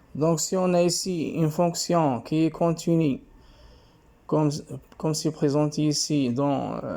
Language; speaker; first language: French; non-native, local second language; Arabic